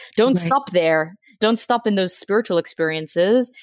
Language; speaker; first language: English; native; English